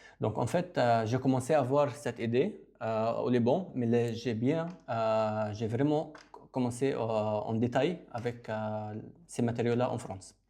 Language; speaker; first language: French; non-native, local second language; Arabic